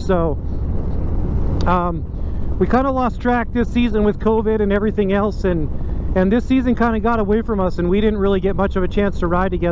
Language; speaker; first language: English; native; English